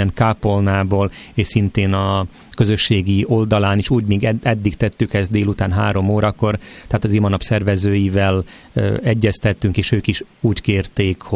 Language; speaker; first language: Hungarian; native; Hungarian